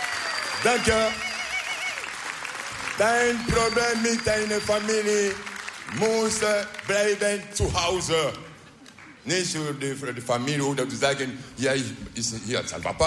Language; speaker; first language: Dutch; non-native, learner; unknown